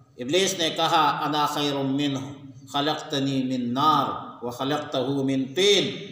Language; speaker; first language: Urdu; non-native, local second language; Pashto